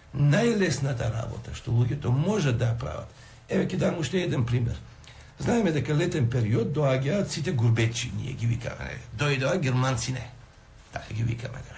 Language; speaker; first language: Macedonian; non-native, local second language; Albanian